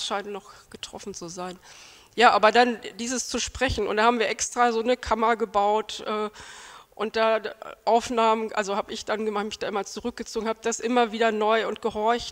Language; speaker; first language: German; native; German